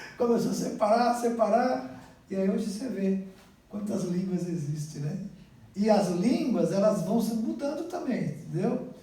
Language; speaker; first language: Portuguese; native; Portuguese